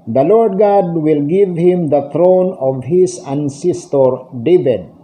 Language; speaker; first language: English; non-native, local second language; Filipino